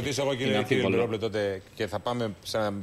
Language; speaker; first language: Greek; native; Greek